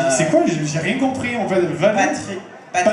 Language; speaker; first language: French; native; French